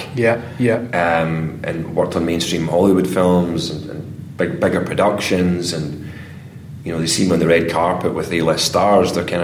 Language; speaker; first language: English; native; English